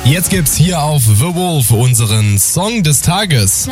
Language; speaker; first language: German; native; German